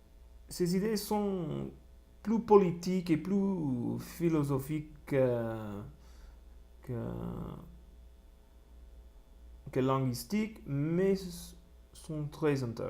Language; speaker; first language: French; non-native, learner; Spanish